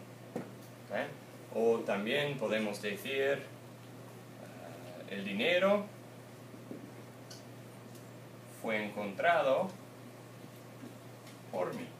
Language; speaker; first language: Spanish; non-native, fluent; English